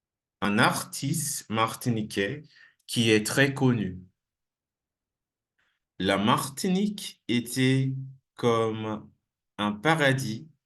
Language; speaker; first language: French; non-native, fluent; English